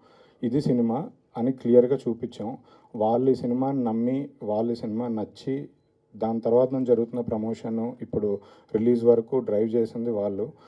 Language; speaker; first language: Telugu; native; Telugu